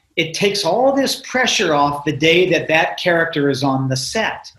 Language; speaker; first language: English; native; English